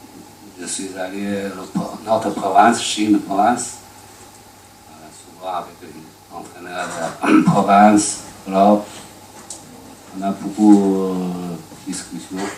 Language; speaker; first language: French; non-native, learner; Chinese